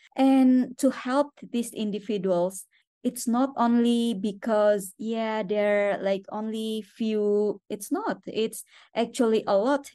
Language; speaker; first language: English; non-native, fluent; Indonesian